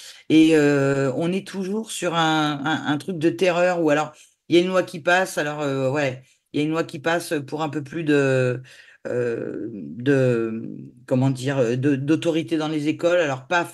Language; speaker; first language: French; native; French